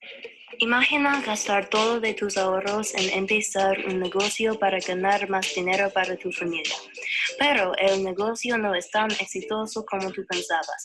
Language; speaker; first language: Spanish; non-native, learner; English